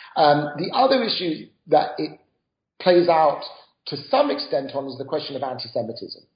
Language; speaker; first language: English; native; English